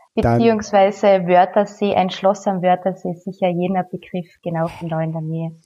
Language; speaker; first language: German; native; German